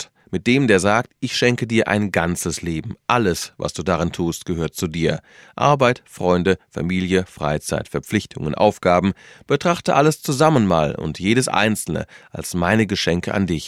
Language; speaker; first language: German; native; German